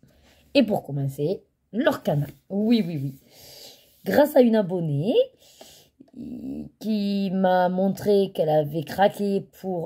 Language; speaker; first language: French; native; French